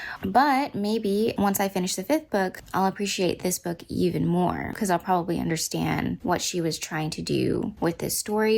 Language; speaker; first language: English; native; English